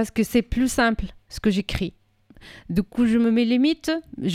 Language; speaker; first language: French; non-native, fluent; Arabic